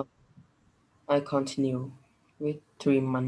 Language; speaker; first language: English; non-native, learner; Vietnamese